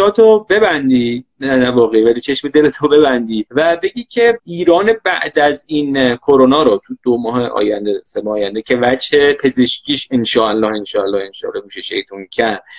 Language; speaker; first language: Persian; native; Persian